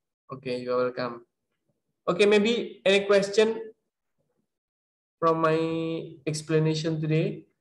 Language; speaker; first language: English; non-native, learner; Indonesian